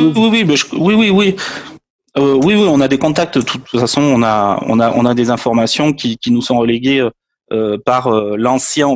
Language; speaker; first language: French; native; French